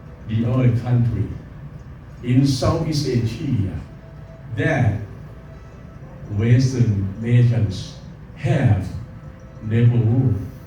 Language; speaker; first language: English; non-native, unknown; Thai